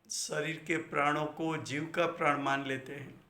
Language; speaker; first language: Hindi; non-native, local second language; Gujarati